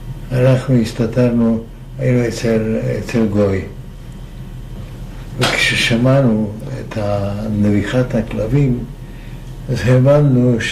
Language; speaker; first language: Hebrew; non-native, fluent; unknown